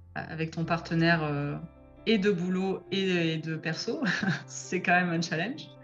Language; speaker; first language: French; native; French